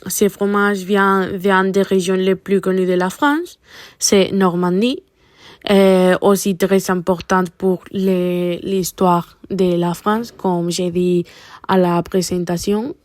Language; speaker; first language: French; non-native, learner; Spanish